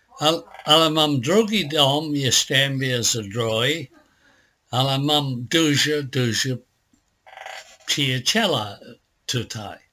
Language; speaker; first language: Polish; non-native, learner; English